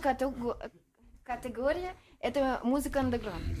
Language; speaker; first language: Russian; non-native, learner; French